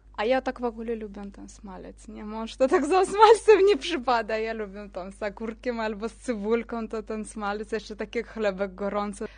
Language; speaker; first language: Polish; non-native, fluent; Russian